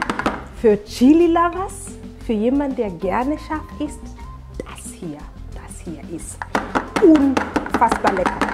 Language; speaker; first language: German; non-native, fluent; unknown